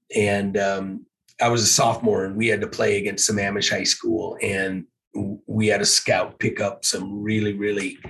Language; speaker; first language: English; native; English